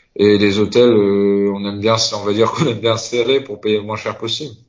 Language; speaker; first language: French; native; French